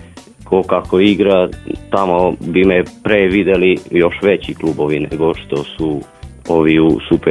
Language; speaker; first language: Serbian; non-native, local second language; Hungarian